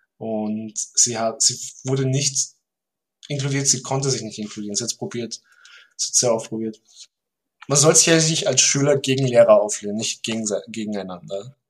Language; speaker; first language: German; early bilingual, other home language; Turkish